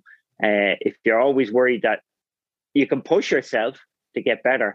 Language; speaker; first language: English; native; English